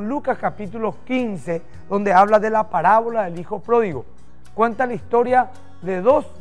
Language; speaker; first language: Spanish; native; Spanish